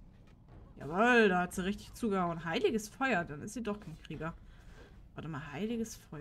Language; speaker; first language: German; native; German